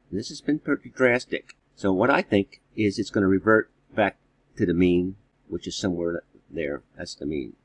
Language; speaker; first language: English; native; English